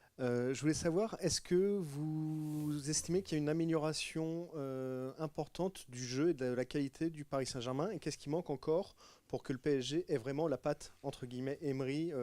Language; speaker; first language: French; native; French